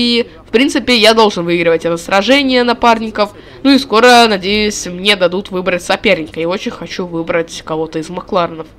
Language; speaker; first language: Russian; native; Russian